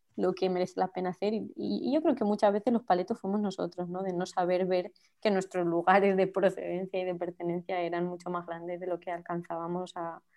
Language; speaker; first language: Spanish; native; Spanish